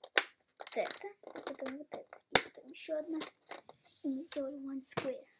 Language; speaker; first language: Russian; early bilingual, heritage; Russian